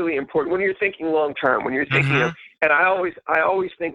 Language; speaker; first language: English; native; English